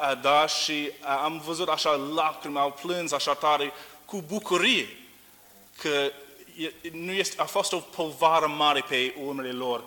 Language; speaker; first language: Romanian; non-native, learner; English